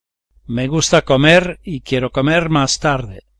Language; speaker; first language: Spanish; non-native, learner; English